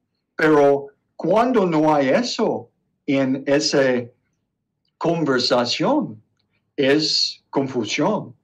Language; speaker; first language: Spanish; non-native, learner; English